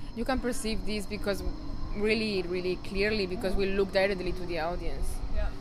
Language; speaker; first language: English; non-native, fluent; Spanish